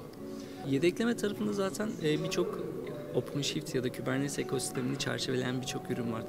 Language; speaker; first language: Turkish; native; Turkish